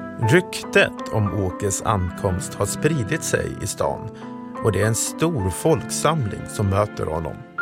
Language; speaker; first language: Swedish; native; Swedish